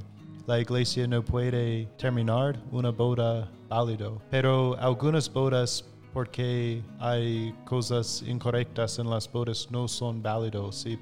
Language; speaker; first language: Spanish; non-native, fluent; English